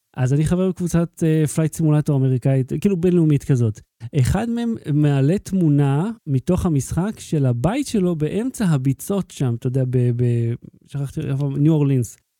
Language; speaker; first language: Hebrew; native; Hebrew